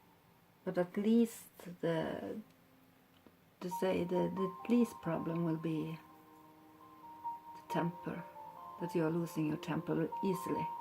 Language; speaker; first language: English; non-native, fluent; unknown